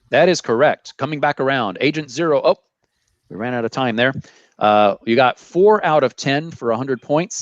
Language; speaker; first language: English; native; English